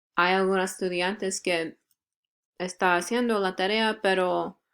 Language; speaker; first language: Spanish; non-native, learner; English